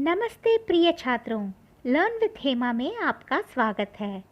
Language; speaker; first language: Hindi; non-native, local second language; Tamil